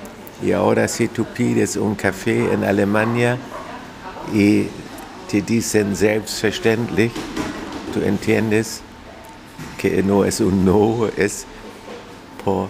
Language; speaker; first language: Spanish; non-native, fluent; German